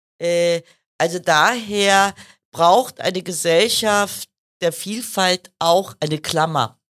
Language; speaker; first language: German; early bilingual, other home language; Kurdish